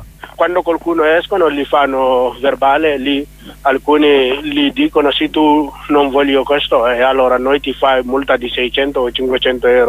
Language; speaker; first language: Italian; non-native, learner; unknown